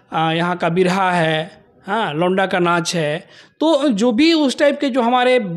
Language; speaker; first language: Hindi; native; Hindi